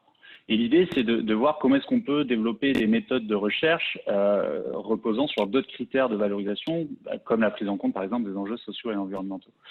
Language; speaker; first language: French; native; French